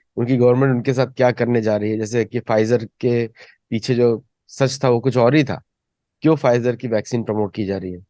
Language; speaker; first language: Hindi; native; Hindi